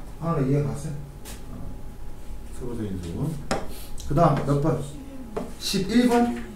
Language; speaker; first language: Korean; native; Korean